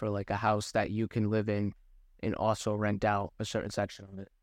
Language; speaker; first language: English; native; English